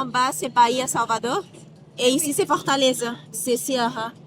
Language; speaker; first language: French; non-native, fluent; Portuguese